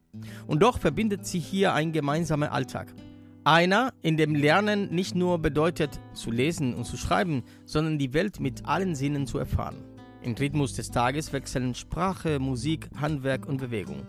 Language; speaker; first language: German; native; German